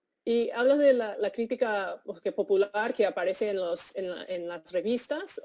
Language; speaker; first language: Spanish; non-native, fluent; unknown